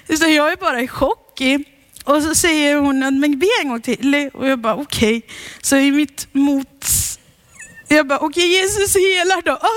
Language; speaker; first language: Swedish; early bilingual, heritage; Swedish